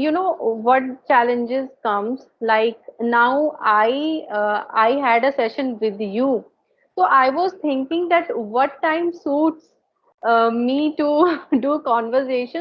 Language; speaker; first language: English; non-native, learner; Hindi